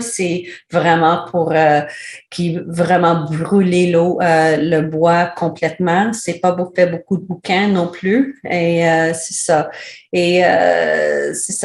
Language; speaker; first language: French; non-native, learner; English